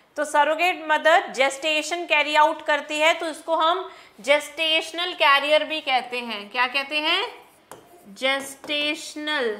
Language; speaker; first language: Hindi; non-native, local second language; Punjabi